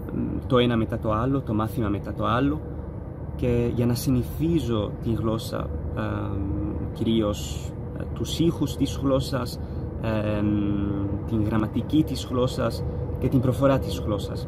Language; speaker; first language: Greek; non-native, fluent; Arabic